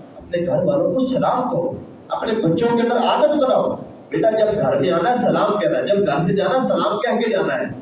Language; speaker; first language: Urdu; non-native, local second language; Punjabi